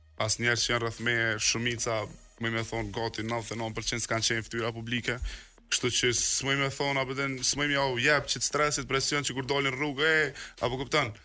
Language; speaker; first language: Albanian; native; Albanian